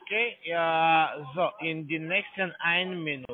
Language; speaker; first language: German; non-native, learner; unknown